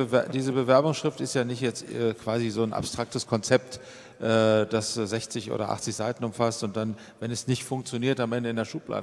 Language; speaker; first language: German; native; German